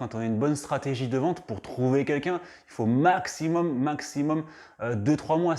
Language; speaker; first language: French; native; French